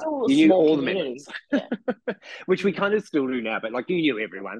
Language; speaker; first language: English; native; English